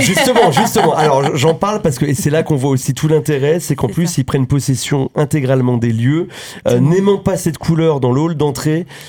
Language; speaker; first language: French; native; French